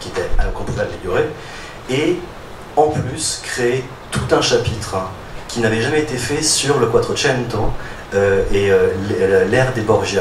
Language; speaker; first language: French; native; French